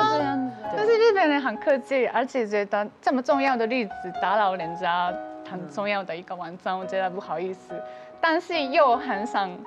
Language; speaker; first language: Chinese; non-native, fluent; Japanese